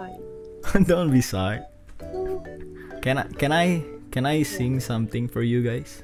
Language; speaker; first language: English; non-native, fluent; Indonesian